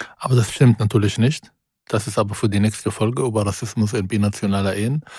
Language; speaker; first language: German; non-native, fluent; Arabic